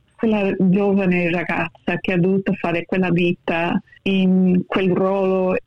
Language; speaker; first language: Italian; early bilingual, heritage; Italian